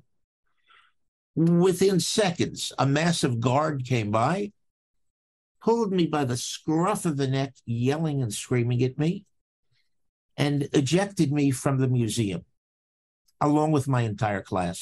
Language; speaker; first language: English; native; English